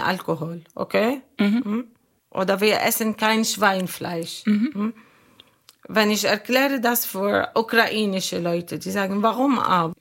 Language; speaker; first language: German; non-native, fluent; Arabic